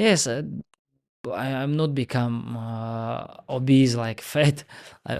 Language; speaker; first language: English; non-native, learner; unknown